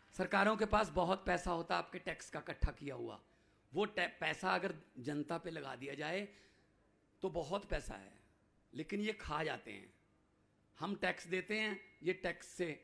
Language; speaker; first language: Hindi; non-native, local second language; Punjabi